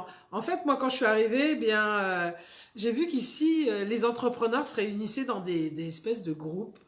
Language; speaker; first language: French; native; French